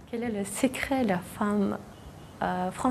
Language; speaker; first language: French; non-native, learner; Mongolian